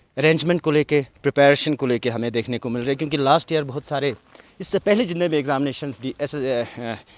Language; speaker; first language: Hindi; non-native, local second language; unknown